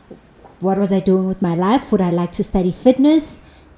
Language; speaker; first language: English; non-native, local second language; Zulu